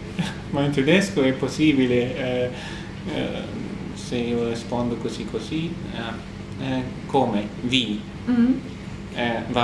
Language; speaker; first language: Italian; non-native, learner; German